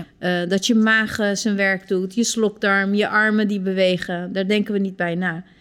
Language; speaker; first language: Dutch; early bilingual, other home language; Turkish